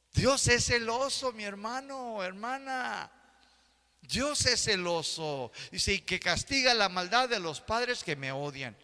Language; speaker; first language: Spanish; early bilingual, heritage; Spanish